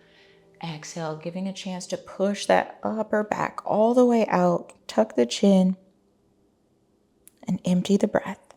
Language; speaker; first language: English; native; English